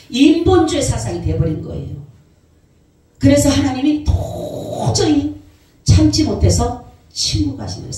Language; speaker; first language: Korean; native; Korean